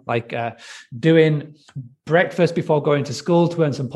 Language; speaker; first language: English; native; English